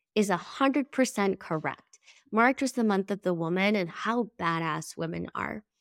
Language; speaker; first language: English; early bilingual, other home language; Spanish